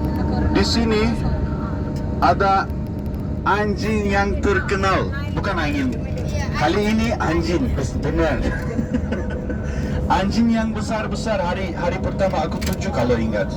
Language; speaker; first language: Indonesian; non-native, fluent; Turkish